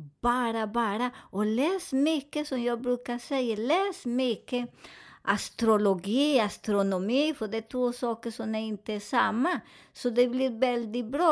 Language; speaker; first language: Swedish; non-native, fluent; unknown